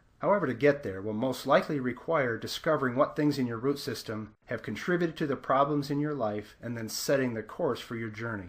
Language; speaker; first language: English; native; English